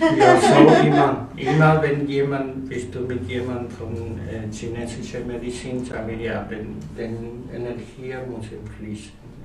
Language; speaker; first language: German; non-native, learner; Spanish